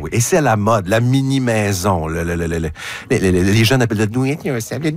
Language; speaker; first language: French; native; French